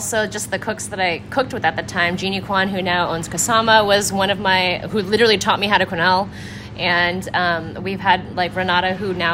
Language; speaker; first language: English; native; English